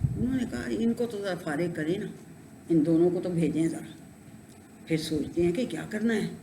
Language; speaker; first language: Urdu; non-native, local second language; Punjabi